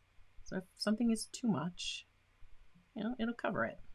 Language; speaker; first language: English; native; English